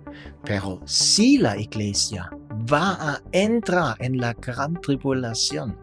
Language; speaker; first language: Spanish; non-native, fluent; German